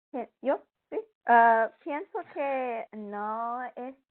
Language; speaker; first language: Spanish; non-native, learner; English